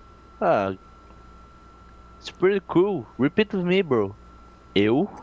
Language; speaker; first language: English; non-native, learner; Portuguese